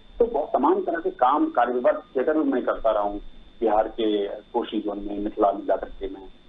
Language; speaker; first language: Hindi; non-native, local second language; Maithili